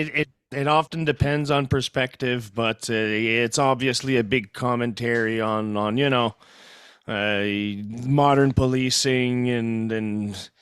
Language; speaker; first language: English; non-native, fluent; French